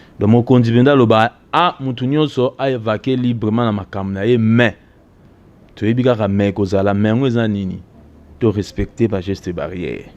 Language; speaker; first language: Lingala; native; Lingala